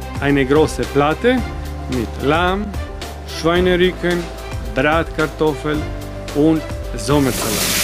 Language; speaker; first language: German; non-native, local second language; Croatian